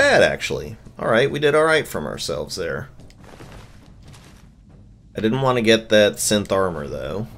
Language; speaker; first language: English; native; English